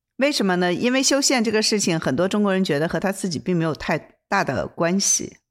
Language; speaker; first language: Chinese; native; Chinese